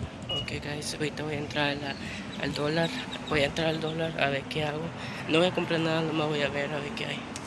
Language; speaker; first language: Spanish; early bilingual, heritage; Spanish